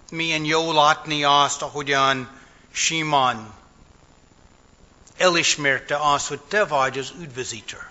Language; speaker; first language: Hungarian; non-native, fluent; English